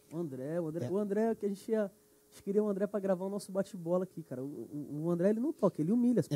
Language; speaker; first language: Portuguese; native; Portuguese